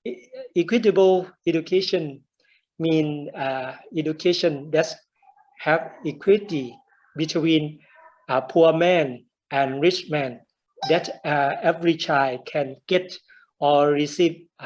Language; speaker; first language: English; non-native, learner; Thai